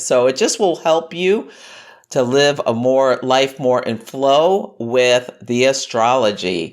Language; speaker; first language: English; native; English